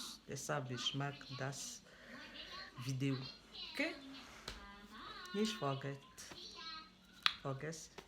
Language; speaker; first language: German; non-native, learner; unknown